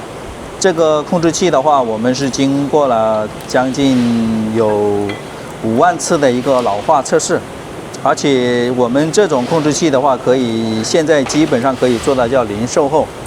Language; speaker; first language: Chinese; native; Chinese